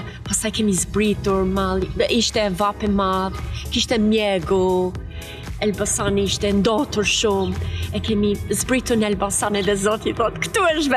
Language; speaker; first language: Albanian; non-native, learner; English